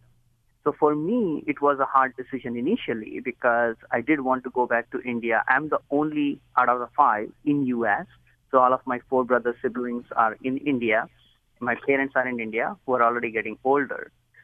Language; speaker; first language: English; non-native, local second language; Hindi